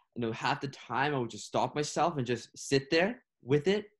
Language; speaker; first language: English; non-native, fluent; Russian